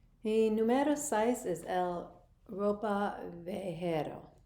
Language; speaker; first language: Spanish; non-native, learner; English